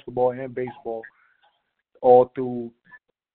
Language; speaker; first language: English; native; English